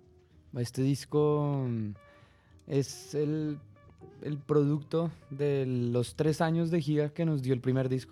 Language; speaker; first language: Spanish; native; Spanish